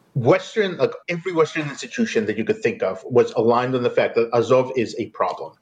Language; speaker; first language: English; non-native, fluent; Russian